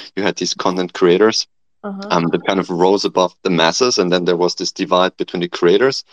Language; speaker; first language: English; non-native, fluent; German